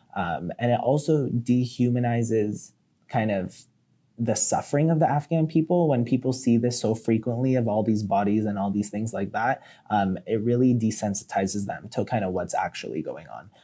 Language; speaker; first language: English; native; English